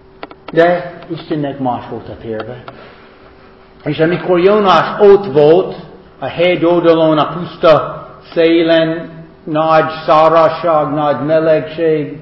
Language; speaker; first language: Hungarian; non-native, fluent; English